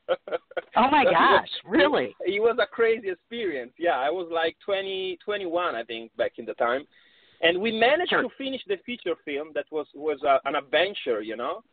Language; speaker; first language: English; non-native, fluent; Italian